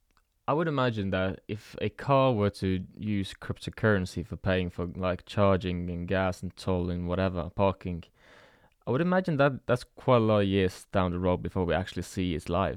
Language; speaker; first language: English; non-native, fluent; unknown